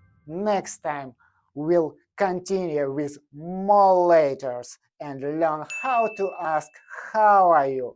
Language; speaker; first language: English; non-native, fluent; Russian